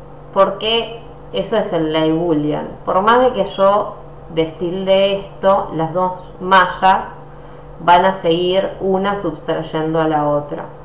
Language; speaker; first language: Spanish; native; Spanish